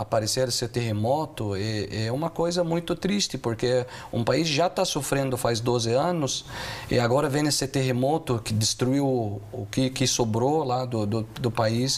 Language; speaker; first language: Portuguese; non-native, fluent; Arabic